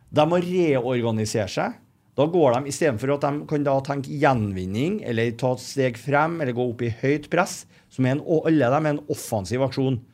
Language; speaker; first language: Norwegian; native; Norwegian